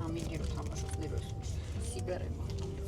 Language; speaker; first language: Georgian; native; Georgian